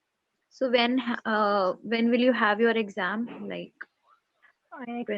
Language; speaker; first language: English; non-native, local second language; Hindi